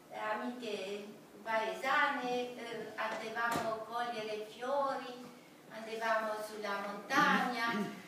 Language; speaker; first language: Italian; non-native, fluent; Romanian